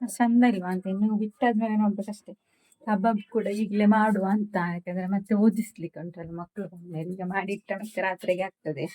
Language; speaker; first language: Kannada; native; Kannada